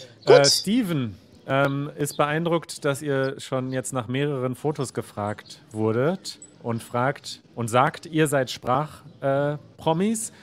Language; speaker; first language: German; native; German